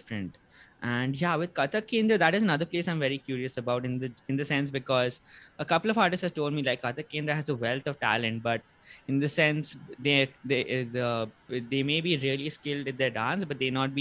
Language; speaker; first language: English; non-native, local second language; Bangla